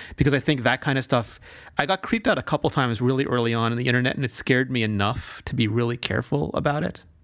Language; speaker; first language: English; native; English